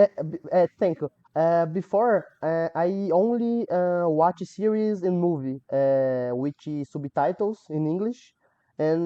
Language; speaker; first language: English; non-native, learner; Portuguese